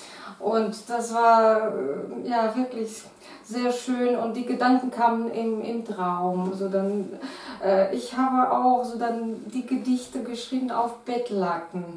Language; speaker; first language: German; non-native, fluent; Russian